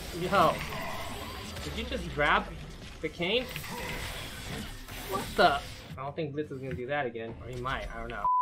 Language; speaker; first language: English; native; English